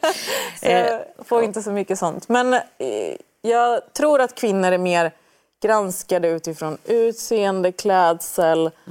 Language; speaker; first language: Swedish; early bilingual, other home language; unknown